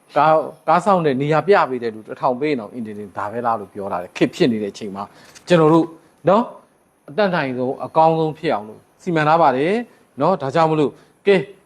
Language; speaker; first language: Burmese; native; Burmese